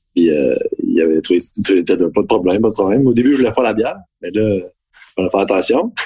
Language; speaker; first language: French; native; French